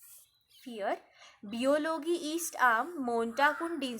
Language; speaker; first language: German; non-native, fluent; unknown